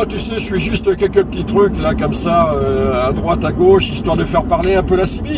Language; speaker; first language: French; native; French